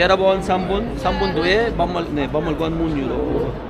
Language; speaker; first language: Korean; non-native, learner; Arabic